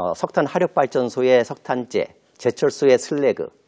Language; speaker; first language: Korean; native; Korean